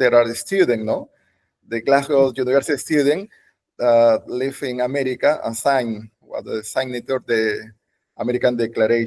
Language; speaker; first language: English; non-native, learner; Spanish